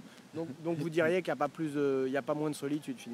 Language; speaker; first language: French; native; French